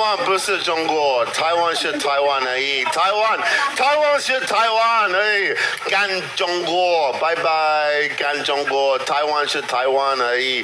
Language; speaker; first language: Chinese; non-native, learner; English